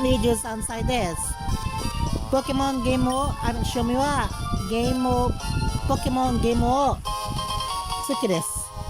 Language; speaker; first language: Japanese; non-native, learner; English